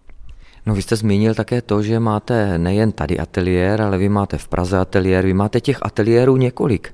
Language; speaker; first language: Czech; native; Czech